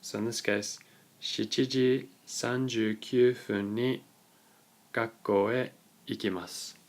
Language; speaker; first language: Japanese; non-native, fluent; English